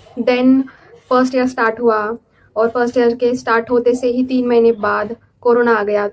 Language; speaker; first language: Hindi; non-native, local second language; Marathi